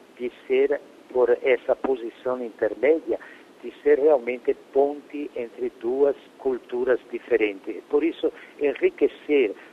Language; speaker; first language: Portuguese; non-native, fluent; Italian